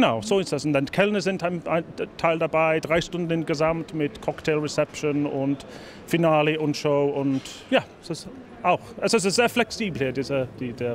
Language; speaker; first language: German; non-native, fluent; English